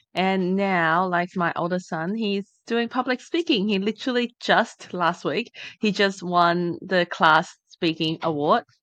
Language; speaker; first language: English; non-native, fluent; Chinese